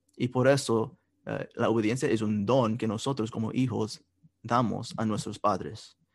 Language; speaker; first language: Spanish; non-native, fluent; English